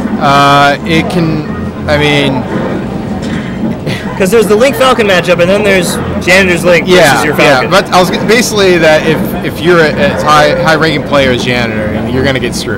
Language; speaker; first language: English; native; English